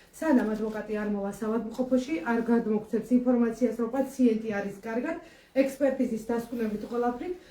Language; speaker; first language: Georgian; native; Georgian